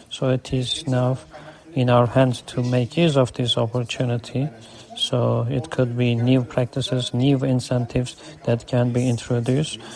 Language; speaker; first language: English; non-native, fluent; Turkish